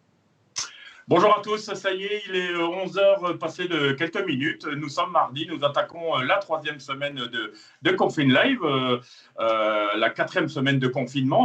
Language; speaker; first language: French; native; French